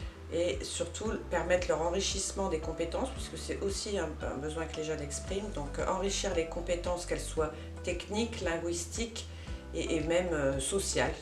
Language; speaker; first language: French; native; French